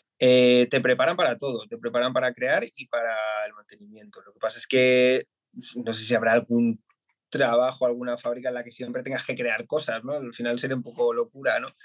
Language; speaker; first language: Spanish; native; Spanish